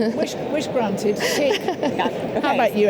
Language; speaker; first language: English; native; English